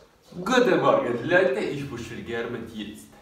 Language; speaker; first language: German; non-native, learner; Russian